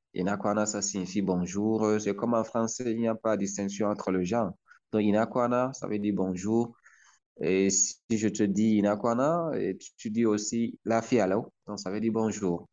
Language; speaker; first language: French; non-native, local second language; Hausa